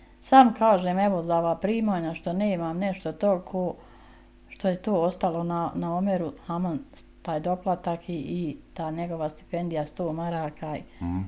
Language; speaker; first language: Bosnian; native; Bosnian